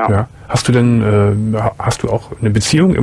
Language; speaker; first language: German; native; German